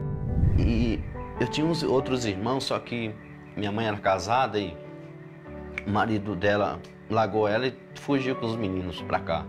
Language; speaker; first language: Portuguese; native; Portuguese